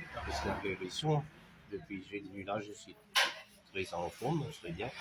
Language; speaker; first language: French; non-native, local second language; Réunion Creole French